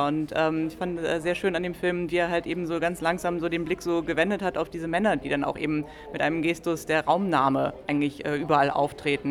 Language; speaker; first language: German; native; German